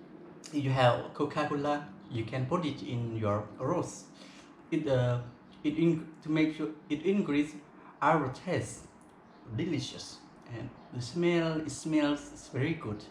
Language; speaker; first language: English; non-native, local second language; Khmer